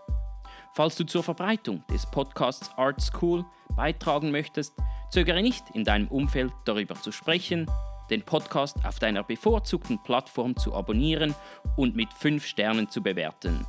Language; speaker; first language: German; native; German